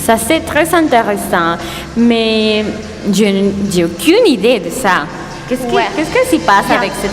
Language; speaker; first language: French; non-native, learner; Spanish